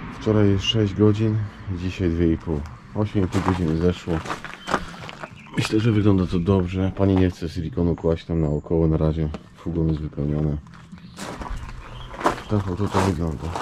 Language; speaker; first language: Polish; native; Polish